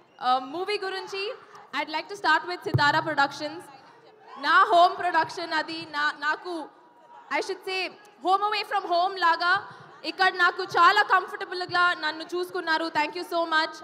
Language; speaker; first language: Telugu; non-native, fluent; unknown